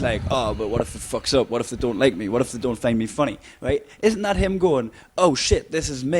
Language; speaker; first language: English; native; English